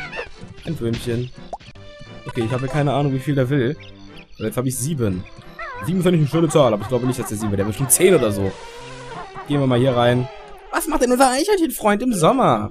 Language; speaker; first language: German; native; German